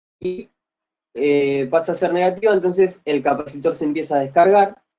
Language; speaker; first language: Spanish; native; Spanish